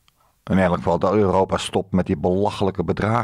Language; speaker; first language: Dutch; native; Dutch